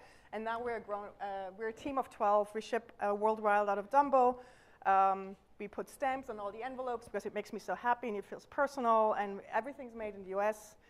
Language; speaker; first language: English; non-native, fluent; German